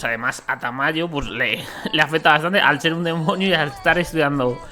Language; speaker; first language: Spanish; native; Spanish